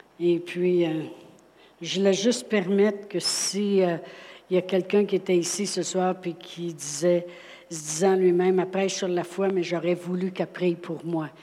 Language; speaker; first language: French; native; French